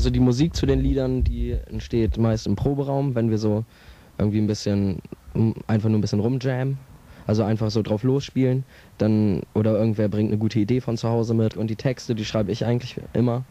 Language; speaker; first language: German; native; German